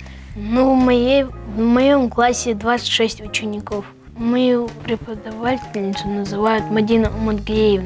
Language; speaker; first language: Russian; non-native, local second language; Ingush